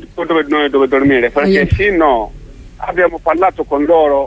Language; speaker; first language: Italian; non-native, local second language; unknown